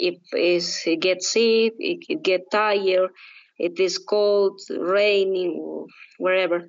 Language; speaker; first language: English; non-native, learner; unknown